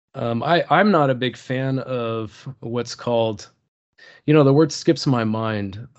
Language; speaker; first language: English; early bilingual, other home language; Turkish